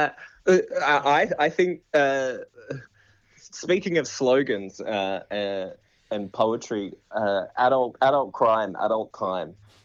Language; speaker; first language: English; native; English